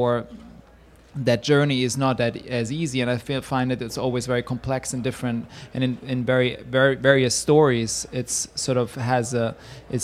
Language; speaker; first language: English; non-native, fluent; Swiss German